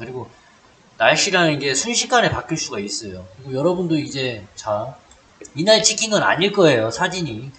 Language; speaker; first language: Korean; native; Korean